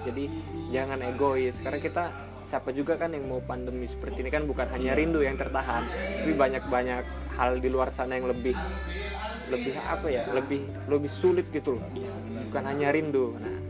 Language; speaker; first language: Indonesian; native; Indonesian